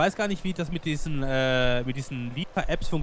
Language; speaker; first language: German; native; German